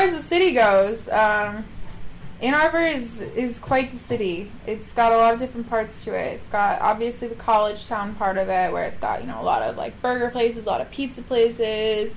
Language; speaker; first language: English; native; English